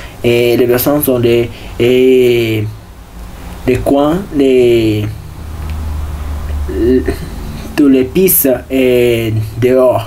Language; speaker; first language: French; non-native, learner; Spanish